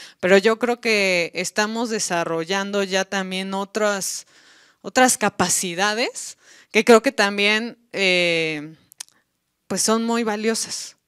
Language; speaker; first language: Spanish; native; Spanish